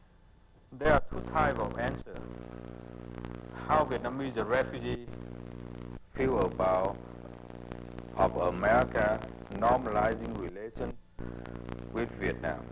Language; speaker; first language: English; non-native, learner; Vietnamese